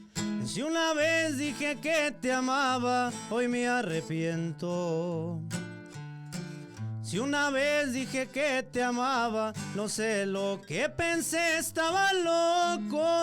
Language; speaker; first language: Spanish; native; Spanish